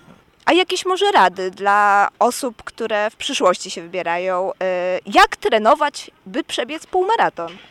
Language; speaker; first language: Polish; native; Polish